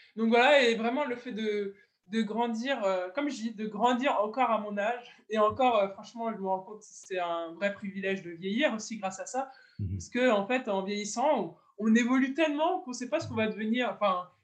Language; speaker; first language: French; native; French